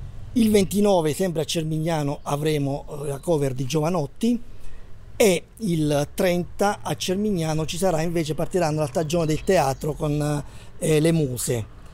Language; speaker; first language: Italian; native; Italian